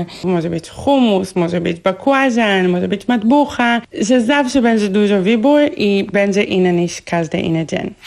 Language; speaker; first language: Polish; non-native, learner; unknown